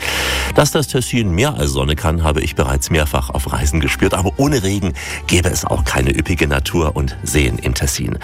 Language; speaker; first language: German; native; German